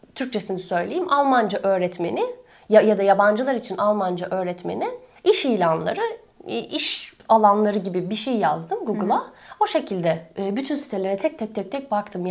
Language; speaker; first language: Turkish; native; Turkish